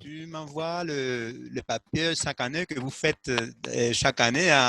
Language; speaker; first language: French; non-native, fluent; Spanish